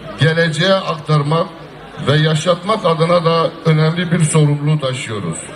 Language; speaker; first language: Turkish; native; Turkish